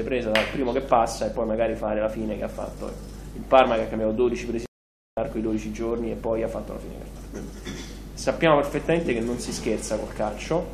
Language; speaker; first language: Italian; native; Italian